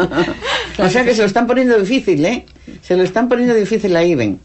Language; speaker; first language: Spanish; native; Spanish